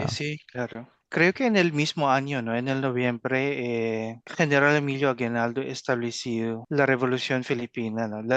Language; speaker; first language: Spanish; non-native, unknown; Filipino